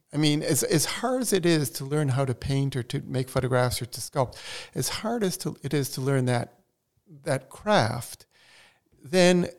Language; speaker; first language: English; early bilingual, other home language; Portuguese